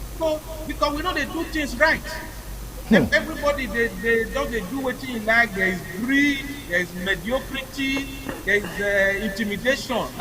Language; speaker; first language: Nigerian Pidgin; non-native, local second language; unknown